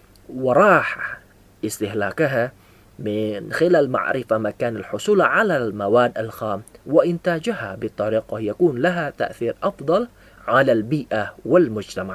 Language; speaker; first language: Arabic; non-native, fluent; Indonesian